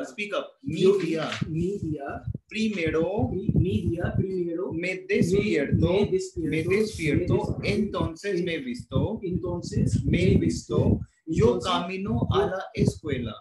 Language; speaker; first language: Spanish; non-native, fluent; Hindi